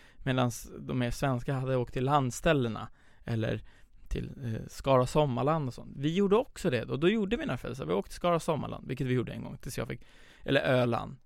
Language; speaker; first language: Swedish; early bilingual, other home language; Persian